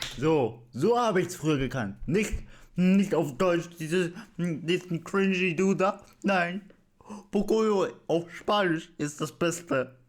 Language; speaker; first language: German; early bilingual, other home language; Spanish